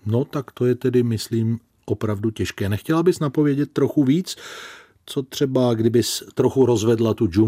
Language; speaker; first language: Czech; native; Czech